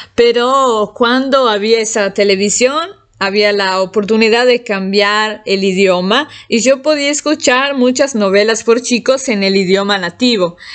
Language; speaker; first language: Spanish; non-native, fluent; Italian